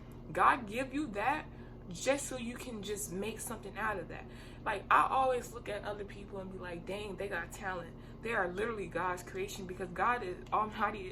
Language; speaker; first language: English; native; English